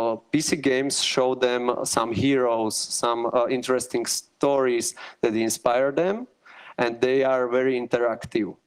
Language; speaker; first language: English; non-native, learner; Slovak